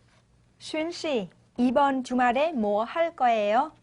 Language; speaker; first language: Korean; non-native, fluent; Vietnamese